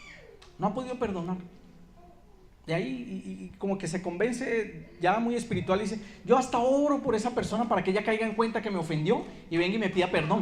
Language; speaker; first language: Spanish; native; Spanish